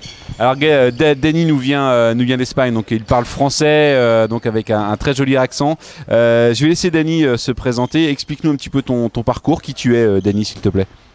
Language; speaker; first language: French; native; French